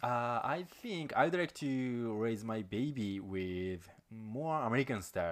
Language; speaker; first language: English; non-native, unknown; Japanese